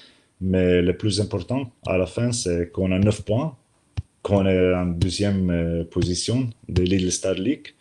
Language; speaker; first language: French; non-native, learner; Slovenian